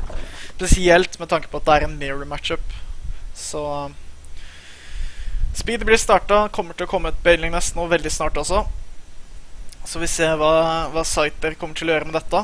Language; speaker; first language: Norwegian; native; Norwegian